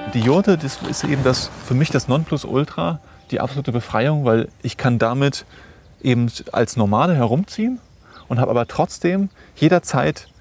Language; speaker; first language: German; native; German